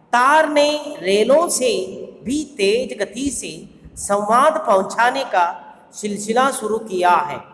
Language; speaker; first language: Hindi; non-native, local second language; Kannada